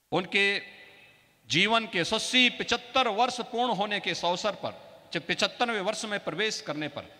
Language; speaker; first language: Hindi; native; Hindi